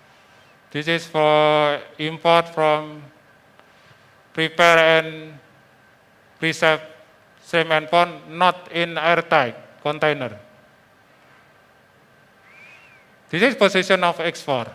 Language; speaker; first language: English; non-native, fluent; Indonesian